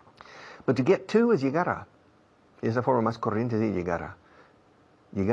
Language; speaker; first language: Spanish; non-native, fluent; English